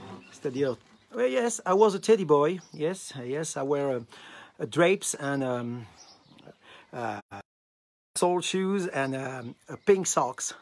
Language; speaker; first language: English; non-native, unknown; French